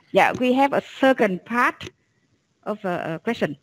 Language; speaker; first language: English; non-native, fluent; Vietnamese